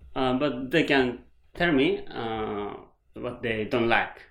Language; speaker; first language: English; non-native, learner; Japanese